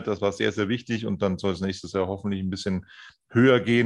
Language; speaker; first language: German; native; German